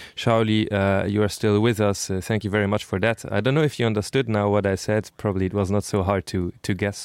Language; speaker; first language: English; non-native, fluent; Luxembourgish